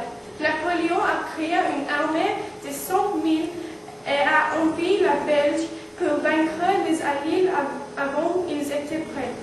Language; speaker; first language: French; non-native, learner; English